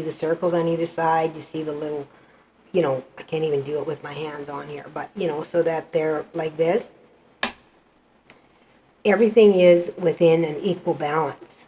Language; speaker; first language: English; native; English